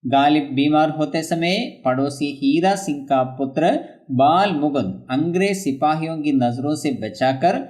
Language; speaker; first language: Hindi; non-native, local second language; Malayalam